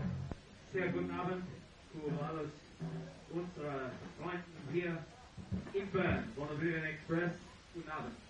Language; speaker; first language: German; non-native, learner; English